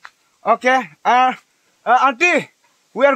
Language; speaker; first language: English; non-native, learner; Adi